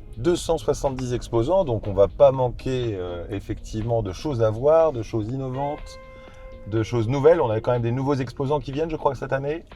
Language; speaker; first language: French; native; French